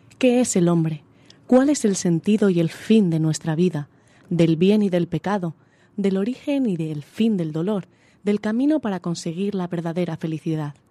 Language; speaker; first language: Spanish; native; Spanish